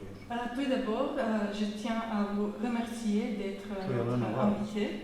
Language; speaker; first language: French; non-native, fluent; Serbian